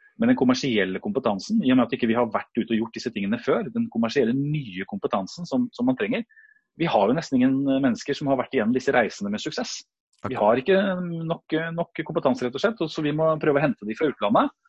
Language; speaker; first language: Norwegian; native; Norwegian